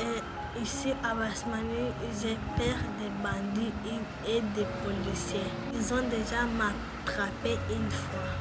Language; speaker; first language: French; non-native, learner; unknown